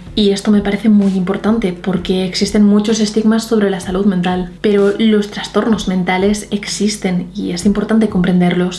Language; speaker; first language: Spanish; native; Spanish